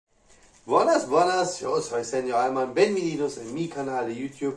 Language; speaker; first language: Spanish; non-native, learner; English